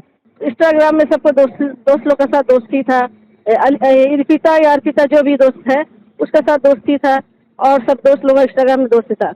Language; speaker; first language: Hindi; non-native, local second language; Bangla